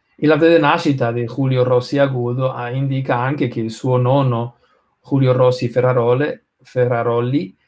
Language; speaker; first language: Italian; non-native, learner; Spanish